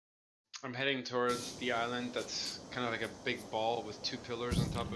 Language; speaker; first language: English; native; English